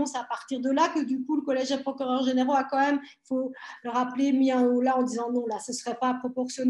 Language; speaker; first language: French; native; French